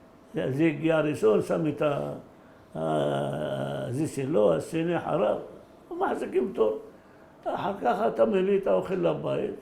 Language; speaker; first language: Hebrew; early bilingual, other home language; Arabic